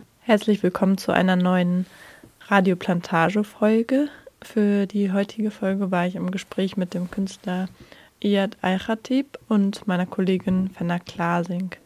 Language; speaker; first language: German; native; German